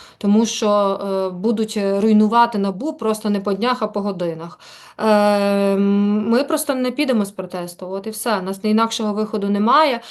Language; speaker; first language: Ukrainian; native; Ukrainian